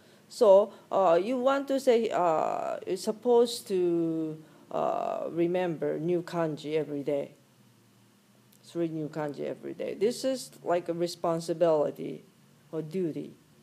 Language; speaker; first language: English; non-native, fluent; Japanese